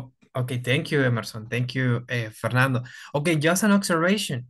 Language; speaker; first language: English; non-native, fluent; Spanish